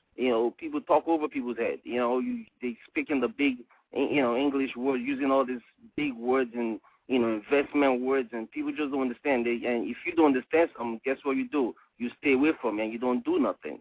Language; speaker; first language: English; non-native, local second language; Igbo